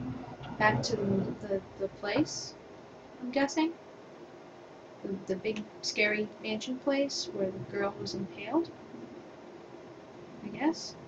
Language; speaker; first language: English; native; English